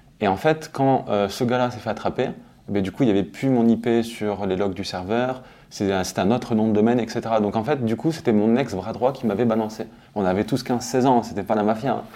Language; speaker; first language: French; native; French